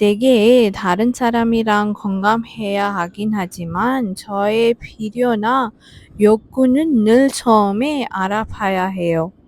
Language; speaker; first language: Korean; non-native, fluent; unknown